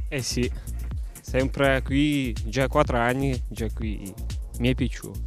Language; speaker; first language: Italian; non-native, learner; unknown